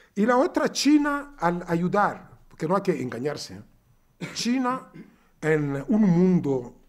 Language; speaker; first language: Spanish; non-native, fluent; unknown